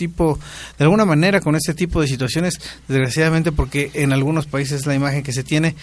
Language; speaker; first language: Spanish; native; Spanish